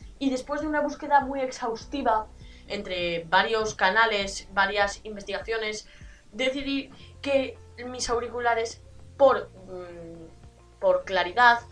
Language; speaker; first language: Spanish; native; Spanish